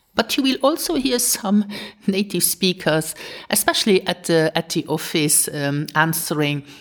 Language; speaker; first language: English; non-native, fluent; Luxembourgish